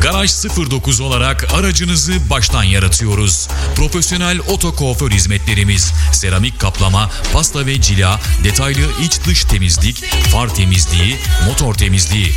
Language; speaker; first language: Turkish; native; Turkish